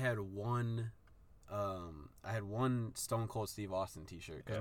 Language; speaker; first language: English; native; English